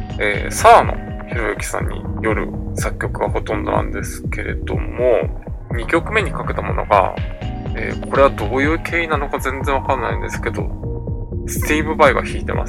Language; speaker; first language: Japanese; native; Japanese